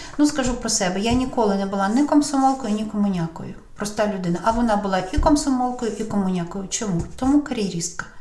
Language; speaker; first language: Ukrainian; non-native, local second language; Russian